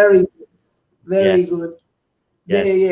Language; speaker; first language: English; non-native, fluent; Portuguese